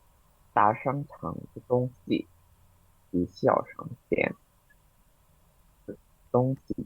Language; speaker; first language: Chinese; non-native, learner; Indonesian